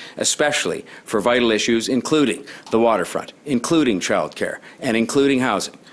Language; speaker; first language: English; native; English